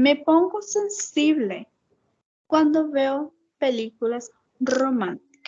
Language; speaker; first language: Spanish; non-native, learner; Portuguese